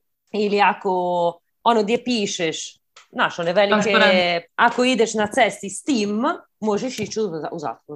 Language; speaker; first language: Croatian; early bilingual, heritage; Croatian